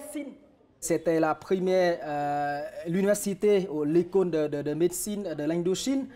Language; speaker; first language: French; non-native, fluent; Vietnamese